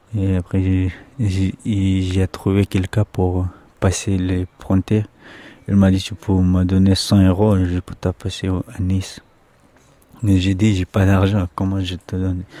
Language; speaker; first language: French; non-native, learner; Pashto